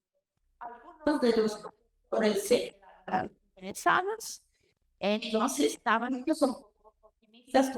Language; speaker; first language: Spanish; non-native, learner; Portuguese